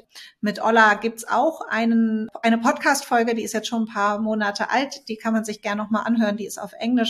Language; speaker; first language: German; native; German